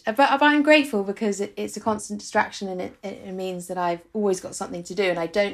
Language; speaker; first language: English; native; English